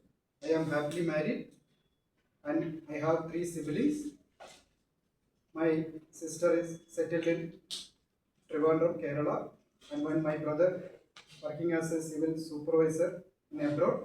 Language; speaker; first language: English; non-native, local second language; Malayalam